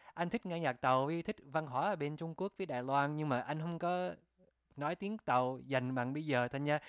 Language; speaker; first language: Vietnamese; early bilingual, heritage; Vietnamese